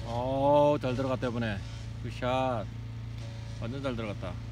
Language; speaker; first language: Korean; native; Korean